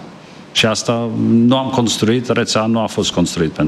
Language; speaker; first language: Romanian; non-native, fluent; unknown